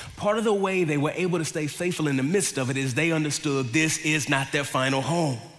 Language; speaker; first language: English; native; English